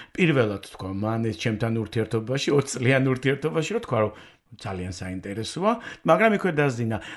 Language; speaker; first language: Georgian; native; Georgian